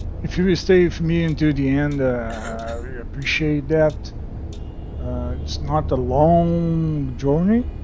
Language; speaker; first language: English; non-native, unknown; Portuguese